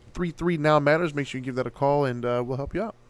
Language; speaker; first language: English; native; English